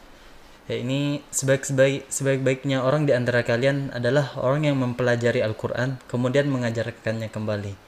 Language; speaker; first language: Indonesian; native; Indonesian